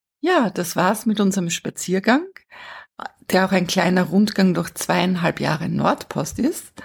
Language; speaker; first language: German; native; German